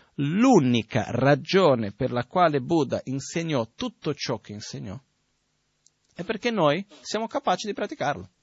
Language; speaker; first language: Italian; non-native, fluent; Portuguese